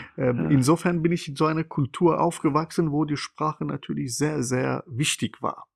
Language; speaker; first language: German; non-native, fluent; Persian